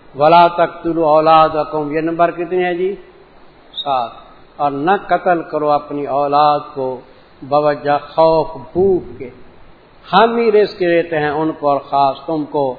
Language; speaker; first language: Urdu; non-native, local second language; Punjabi